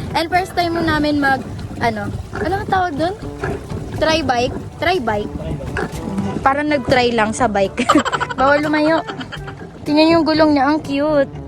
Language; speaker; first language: Filipino; native; Filipino